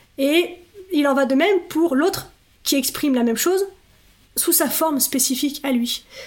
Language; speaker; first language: French; native; French